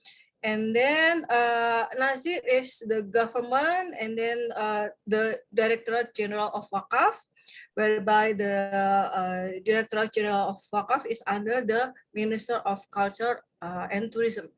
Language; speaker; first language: English; non-native, fluent; Indonesian